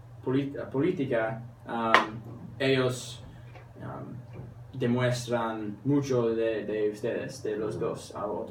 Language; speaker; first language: Spanish; non-native, learner; English